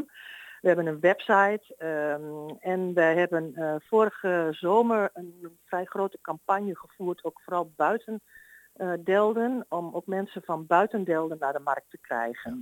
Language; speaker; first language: Dutch; native; Dutch